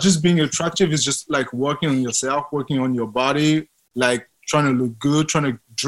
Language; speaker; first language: English; non-native, fluent; French